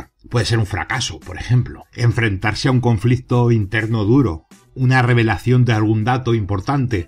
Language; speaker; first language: Spanish; native; Spanish